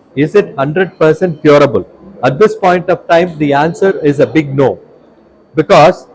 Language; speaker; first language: English; non-native, local second language; Tamil